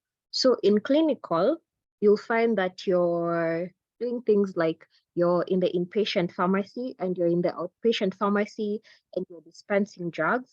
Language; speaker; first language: English; non-native, local second language; Swahili